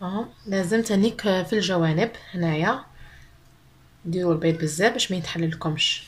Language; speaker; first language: Arabic; native; Arabic